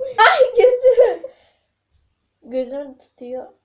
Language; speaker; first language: Turkish; native; Turkish